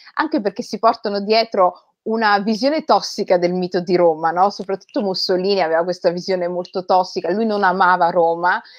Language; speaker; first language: Italian; native; Italian